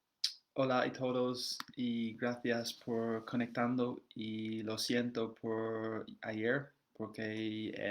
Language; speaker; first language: Spanish; non-native, learner; English